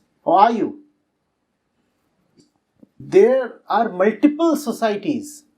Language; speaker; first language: English; non-native, local second language; Hindi